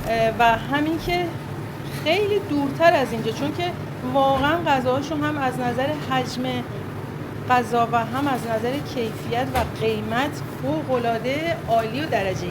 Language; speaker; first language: Persian; native; Persian